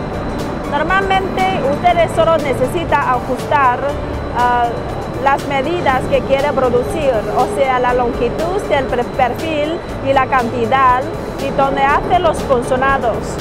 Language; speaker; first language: Spanish; non-native, learner; Chinese